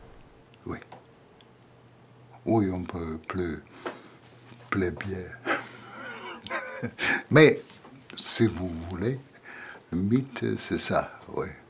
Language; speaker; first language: French; non-native, fluent; German